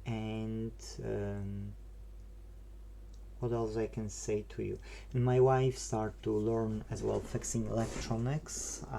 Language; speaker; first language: English; non-native, fluent; Polish